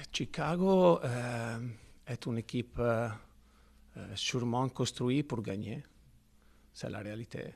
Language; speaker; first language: French; non-native, learner; Italian